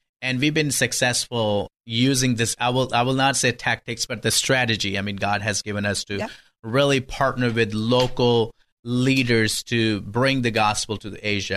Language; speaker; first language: English; non-native, local second language; Urdu